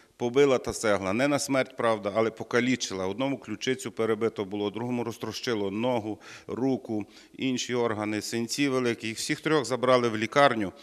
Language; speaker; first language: Ukrainian; native; Ukrainian